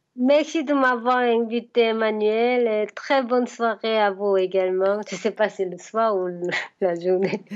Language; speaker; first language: French; non-native, fluent; Korean